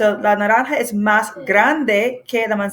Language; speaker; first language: Spanish; non-native, fluent; English